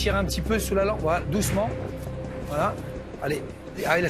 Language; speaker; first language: French; native; French